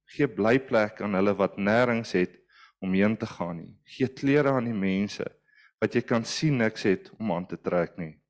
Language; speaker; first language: Afrikaans; non-native, local second language; English